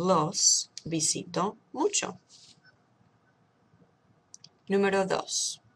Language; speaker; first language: Spanish; non-native, fluent; English